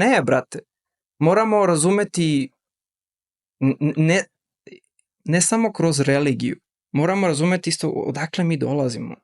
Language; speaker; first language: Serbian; early bilingual, heritage; Serbian